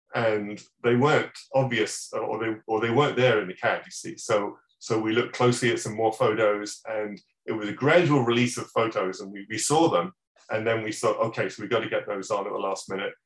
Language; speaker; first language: English; native; English